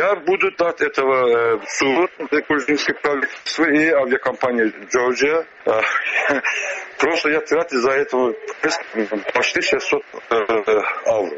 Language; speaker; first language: Russian; non-native, learner; Azerbaijani